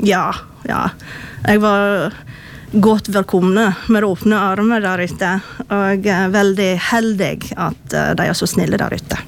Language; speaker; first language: Norwegian; non-native, fluent; English